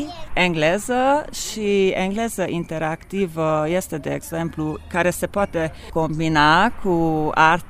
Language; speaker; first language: Romanian; non-native, local second language; Hungarian